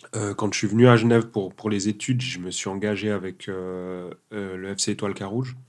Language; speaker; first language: French; early bilingual, other home language; Portuguese